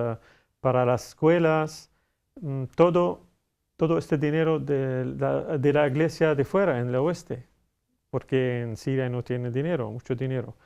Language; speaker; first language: Spanish; non-native, fluent; Arabic